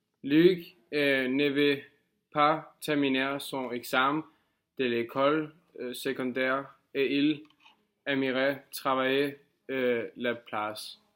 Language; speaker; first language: French; non-native, learner; Danish